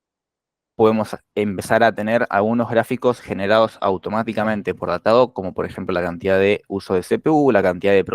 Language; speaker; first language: Spanish; native; Spanish